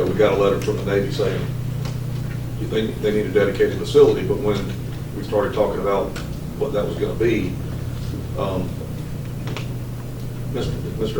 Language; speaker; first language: English; native; English